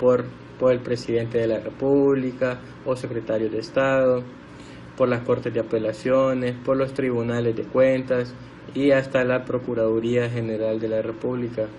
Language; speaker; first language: Spanish; native; Spanish